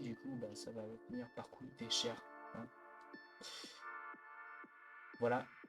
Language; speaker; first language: French; native; French